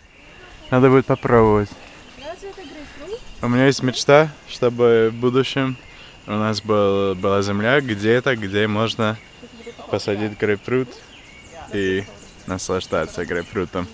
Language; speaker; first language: Russian; non-native, fluent; English